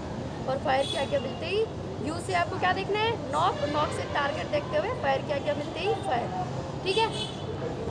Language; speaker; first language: Hindi; native; Hindi